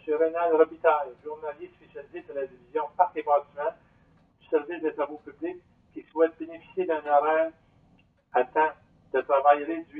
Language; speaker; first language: French; native; French